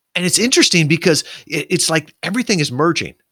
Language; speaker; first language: English; native; English